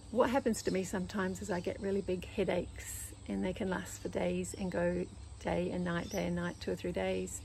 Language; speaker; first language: English; native; English